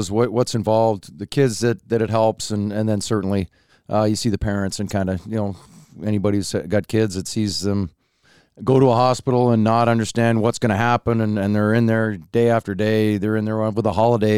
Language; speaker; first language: English; native; English